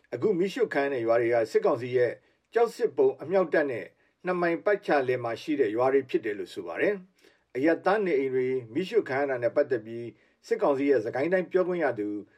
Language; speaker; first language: Burmese; native; Burmese